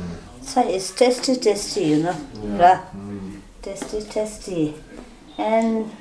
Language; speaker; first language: English; non-native, learner; Tibetan